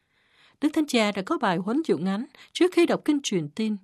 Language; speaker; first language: Vietnamese; native; Vietnamese